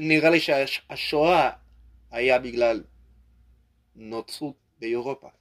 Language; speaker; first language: Hebrew; non-native, learner; English